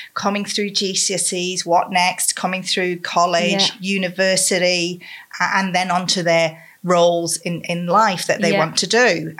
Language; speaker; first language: English; native; English